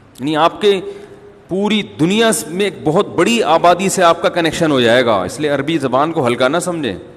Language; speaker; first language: Urdu; native; Urdu